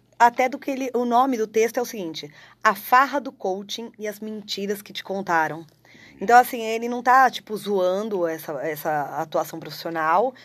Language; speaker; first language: Portuguese; native; Portuguese